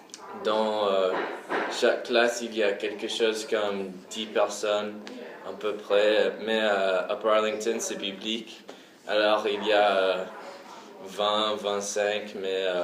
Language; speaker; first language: French; early bilingual, heritage; French